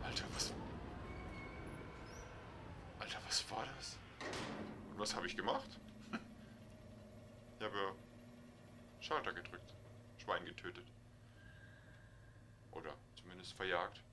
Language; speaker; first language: German; native; German